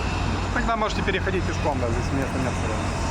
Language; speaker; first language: Russian; native; Russian